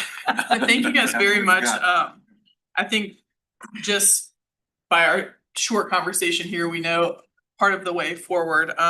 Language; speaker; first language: English; native; English